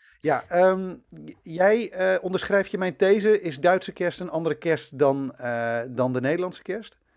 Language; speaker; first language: Dutch; native; Dutch